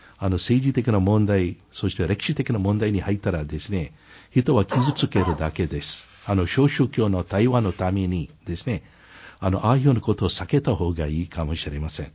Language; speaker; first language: Japanese; non-native, fluent; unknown